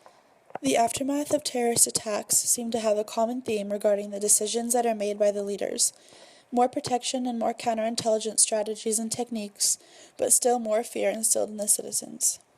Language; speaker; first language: English; native; English